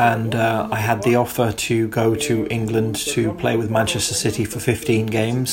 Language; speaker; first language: English; non-native, fluent; German